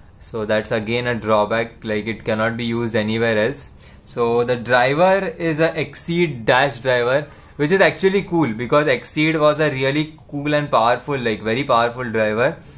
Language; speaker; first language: English; non-native, local second language; Hindi